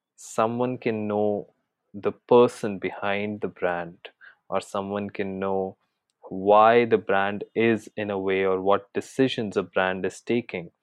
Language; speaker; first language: English; non-native, local second language; Hindi